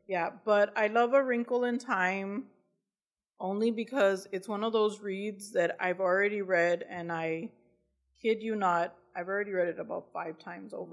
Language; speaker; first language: English; native; English